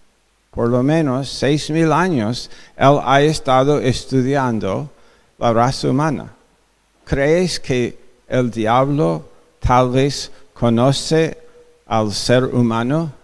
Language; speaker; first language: Spanish; non-native, fluent; English